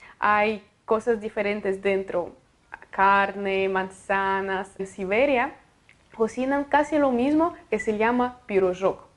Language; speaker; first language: Spanish; non-native, fluent; Russian